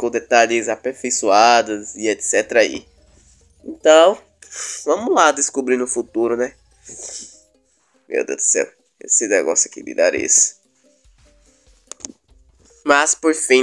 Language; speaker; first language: Portuguese; native; Portuguese